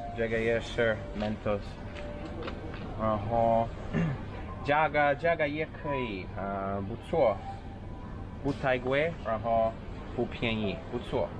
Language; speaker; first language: Chinese; non-native, learner; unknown